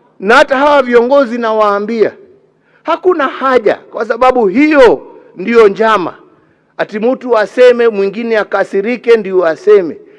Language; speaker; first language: Swahili; non-native, local second language; Kikuyu